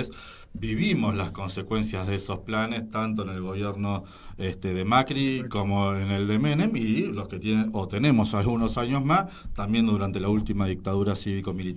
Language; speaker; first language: Spanish; native; Spanish